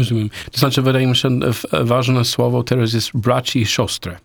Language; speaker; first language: Polish; non-native, learner; English